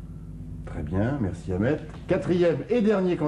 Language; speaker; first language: French; native; French